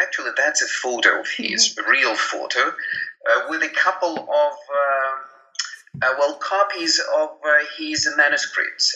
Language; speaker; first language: English; non-native, fluent; Ukrainian